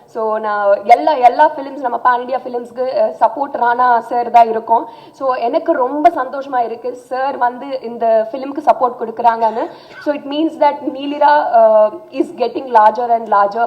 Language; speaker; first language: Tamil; non-native, fluent; Telugu